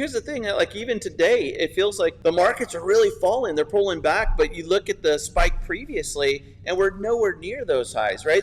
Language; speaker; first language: English; native; English